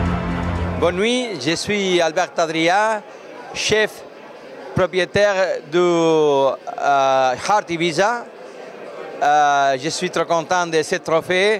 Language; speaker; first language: French; non-native, learner; Spanish